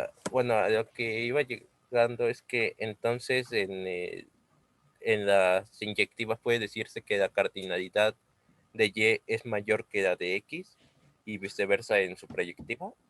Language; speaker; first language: Spanish; native; Spanish